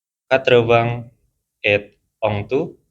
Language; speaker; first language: French; non-native, learner; Indonesian